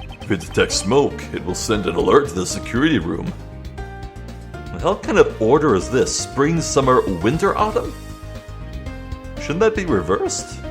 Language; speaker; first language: English; native; English